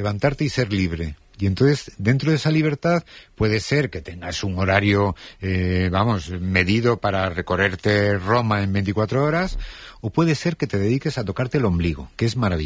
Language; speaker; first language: Spanish; native; Spanish